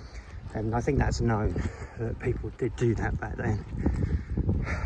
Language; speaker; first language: English; native; English